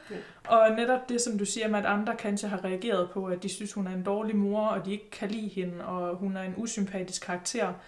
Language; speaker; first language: Danish; native; Danish